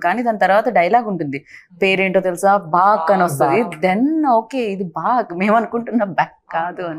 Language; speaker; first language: Telugu; native; Telugu